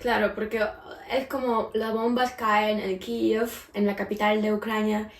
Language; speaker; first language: Spanish; non-native, fluent; Ukrainian